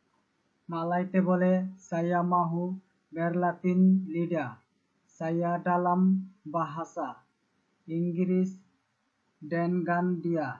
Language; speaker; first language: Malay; non-native, learner; Bangla